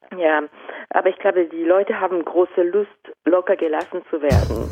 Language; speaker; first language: German; non-native, fluent; Japanese